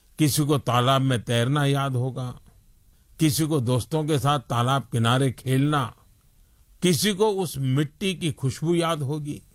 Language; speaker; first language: Hindi; non-native, local second language; Gujarati